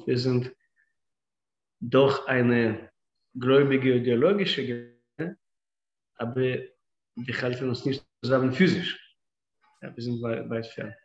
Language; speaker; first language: German; non-native, fluent; Russian